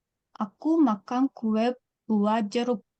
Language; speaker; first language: Indonesian; non-native, learner; Japanese